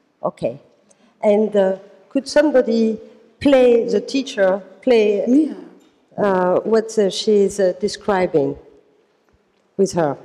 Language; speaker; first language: English; non-native, fluent; French